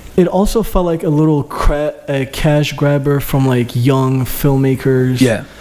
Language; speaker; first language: English; early bilingual, other home language; Albanian